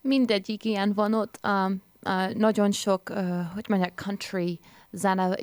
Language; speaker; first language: Hungarian; early bilingual, heritage; Hungarian